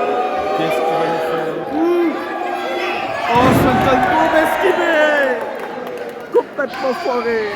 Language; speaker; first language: French; native; French